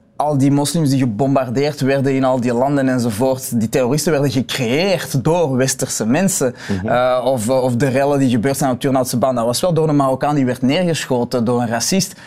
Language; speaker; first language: Dutch; early bilingual, other home language; Arabic